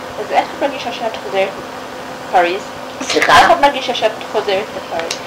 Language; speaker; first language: Hebrew; non-native, fluent; French